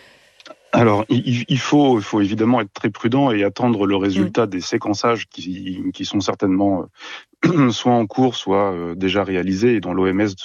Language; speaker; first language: French; native; French